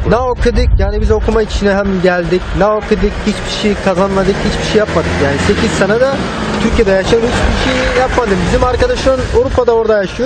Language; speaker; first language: Turkish; non-native, learner; Arabic